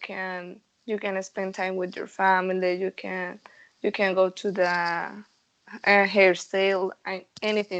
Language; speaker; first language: English; non-native, learner; Spanish